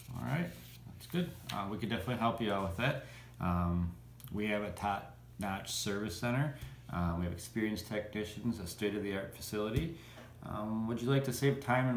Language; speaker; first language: English; native; English